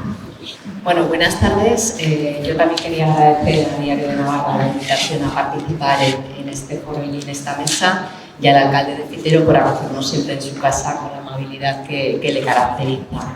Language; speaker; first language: Spanish; native; Spanish